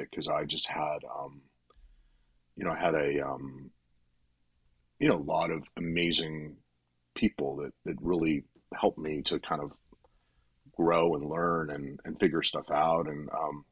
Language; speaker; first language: English; native; English